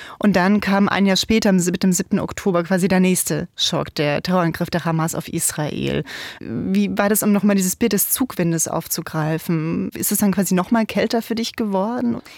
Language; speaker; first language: German; native; German